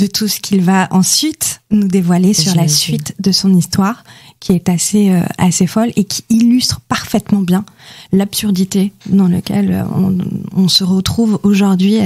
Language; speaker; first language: French; native; French